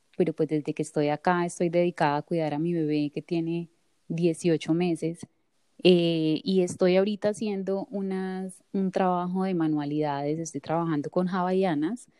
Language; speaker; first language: Spanish; native; Spanish